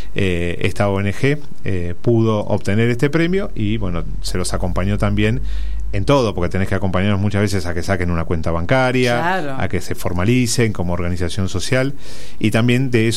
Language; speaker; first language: Spanish; native; Spanish